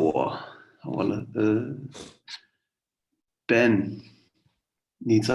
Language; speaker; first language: Chinese; non-native, learner; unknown